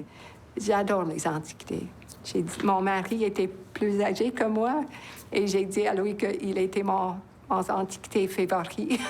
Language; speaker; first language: French; non-native, local second language; English